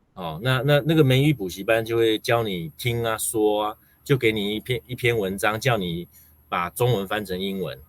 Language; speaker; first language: Chinese; native; Chinese